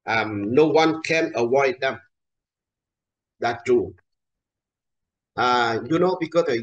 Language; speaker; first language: English; non-native, learner; Vietnamese